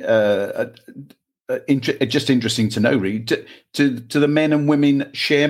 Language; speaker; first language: English; native; English